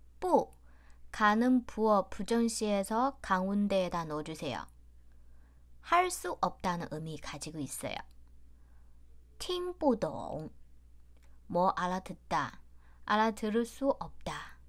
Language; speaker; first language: Korean; non-native, fluent; Chinese